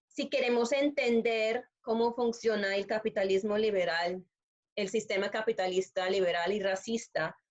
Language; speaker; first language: Spanish; non-native, fluent; English